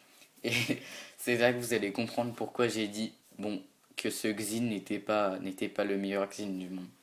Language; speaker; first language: French; native; French